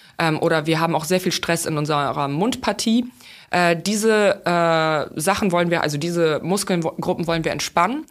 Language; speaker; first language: German; non-native, fluent; Russian